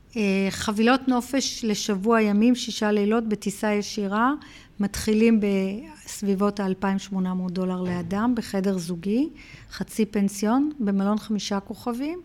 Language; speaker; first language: Hebrew; early bilingual, heritage; Hebrew